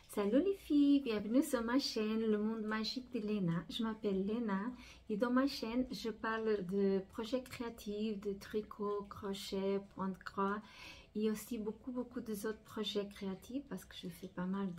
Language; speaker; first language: French; non-native, fluent; Portuguese